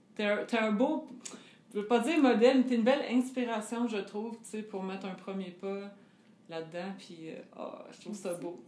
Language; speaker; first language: French; native; French